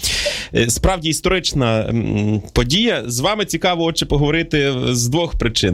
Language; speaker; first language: Ukrainian; native; Ukrainian